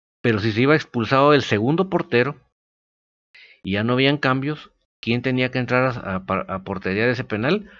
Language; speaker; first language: Spanish; native; Spanish